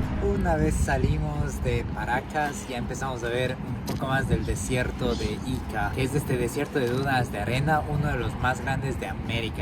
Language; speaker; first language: Spanish; native; Spanish